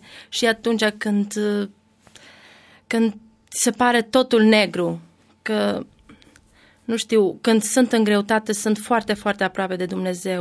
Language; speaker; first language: Romanian; non-native, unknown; Albanian